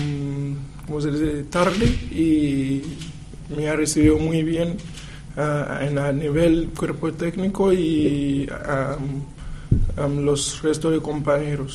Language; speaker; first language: Spanish; non-native, learner; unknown